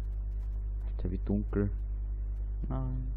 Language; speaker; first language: German; native; German